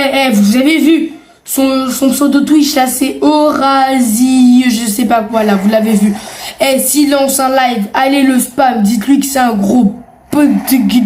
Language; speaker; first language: French; native; French